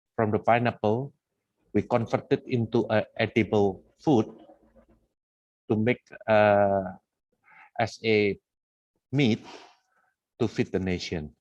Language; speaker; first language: English; non-native, fluent; Indonesian